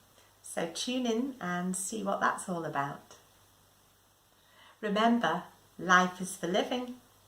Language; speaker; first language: English; native; English